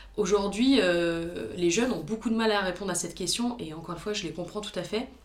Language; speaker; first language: French; early bilingual, other home language; Romanian